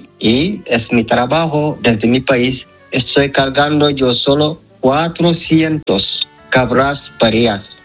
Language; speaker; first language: Spanish; non-native, learner; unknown